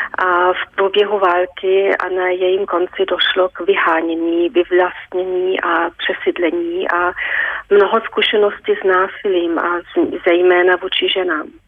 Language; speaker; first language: Czech; early bilingual, heritage; Czech